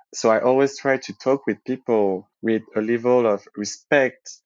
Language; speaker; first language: English; early bilingual, other home language; French